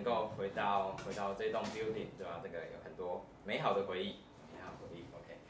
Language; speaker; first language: Chinese; native; Chinese